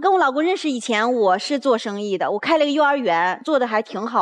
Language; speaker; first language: Chinese; native; Chinese